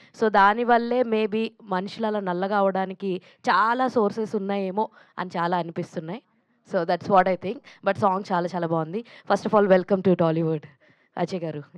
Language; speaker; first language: Telugu; native; Telugu